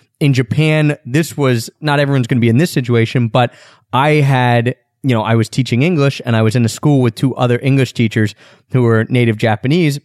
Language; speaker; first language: English; native; English